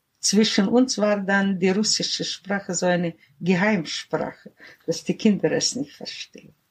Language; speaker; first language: German; early bilingual, heritage; German